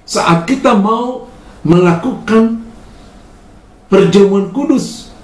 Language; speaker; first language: Indonesian; native; Indonesian